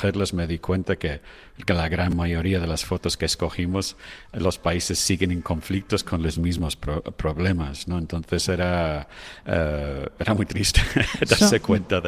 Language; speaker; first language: Spanish; non-native, fluent; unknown